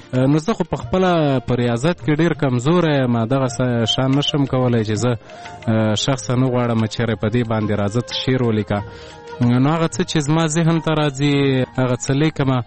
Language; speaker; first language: Pashto; native; Pashto